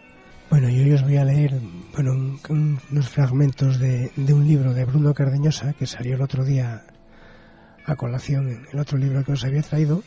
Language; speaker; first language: Spanish; native; Spanish